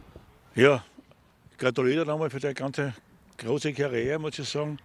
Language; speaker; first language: German; native; German